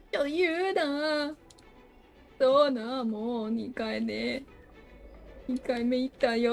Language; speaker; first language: Japanese; non-native, learner; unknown